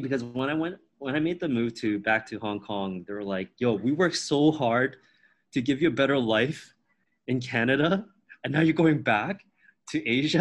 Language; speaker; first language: English; non-native, fluent; Min Nan Chinese